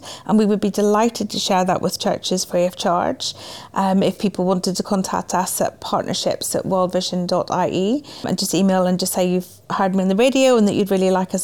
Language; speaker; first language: English; native; English